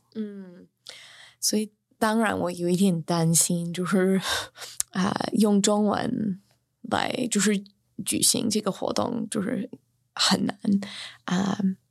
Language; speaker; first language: Chinese; non-native, fluent; English